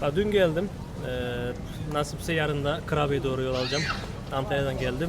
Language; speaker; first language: Turkish; native; Turkish